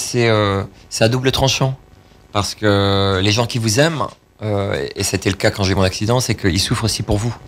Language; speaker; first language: French; native; French